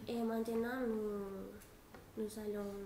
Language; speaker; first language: French; non-native, fluent; Spanish